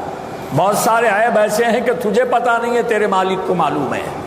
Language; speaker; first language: Urdu; native; Urdu